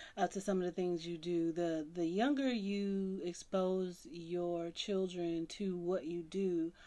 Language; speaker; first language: English; native; English